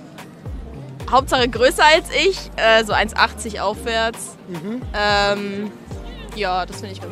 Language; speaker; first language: German; native; German